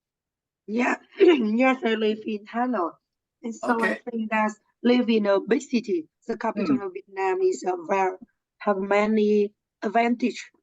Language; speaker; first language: English; non-native, learner; Vietnamese